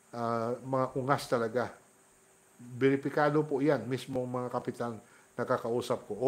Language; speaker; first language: Filipino; non-native, local second language; Hiligaynon